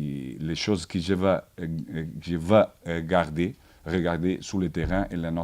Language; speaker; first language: French; non-native, fluent; Portuguese